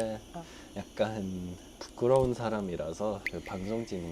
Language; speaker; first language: Korean; early bilingual, heritage; English